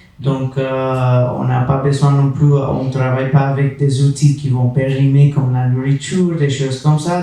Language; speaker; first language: French; non-native, fluent; Spanish